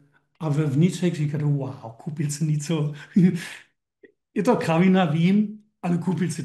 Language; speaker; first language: Czech; non-native, learner; German